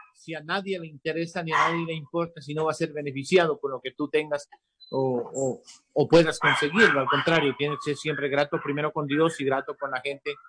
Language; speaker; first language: Spanish; native; Spanish